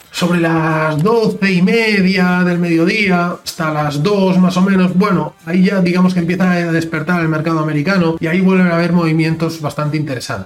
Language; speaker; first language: Spanish; native; Spanish